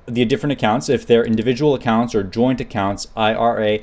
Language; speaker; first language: English; native; English